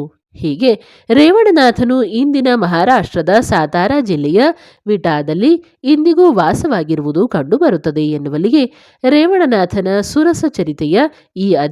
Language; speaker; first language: Kannada; native; Kannada